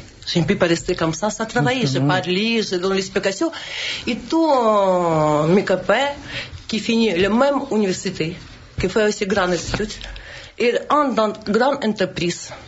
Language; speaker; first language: French; non-native, learner; Russian